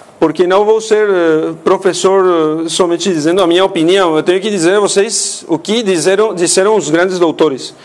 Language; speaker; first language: Portuguese; non-native, fluent; Spanish